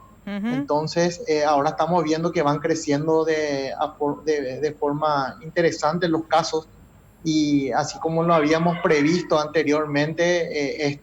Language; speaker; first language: Spanish; native; Spanish